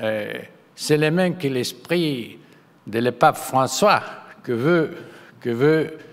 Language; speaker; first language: French; non-native, fluent; Spanish